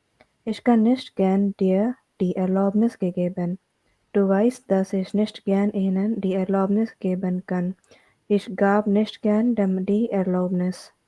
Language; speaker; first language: German; non-native, learner; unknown